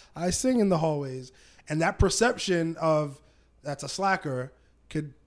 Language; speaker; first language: English; native; English